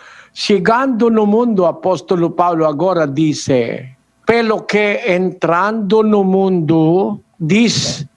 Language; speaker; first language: Portuguese; non-native, learner; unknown